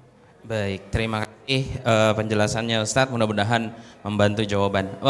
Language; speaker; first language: Indonesian; native; Indonesian